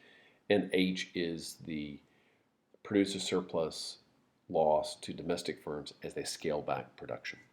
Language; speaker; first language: English; native; English